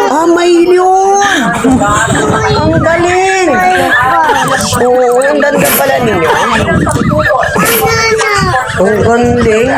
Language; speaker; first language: Filipino; non-native, local second language; Cebuano